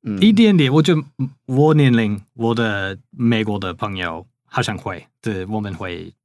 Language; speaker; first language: Chinese; non-native, fluent; English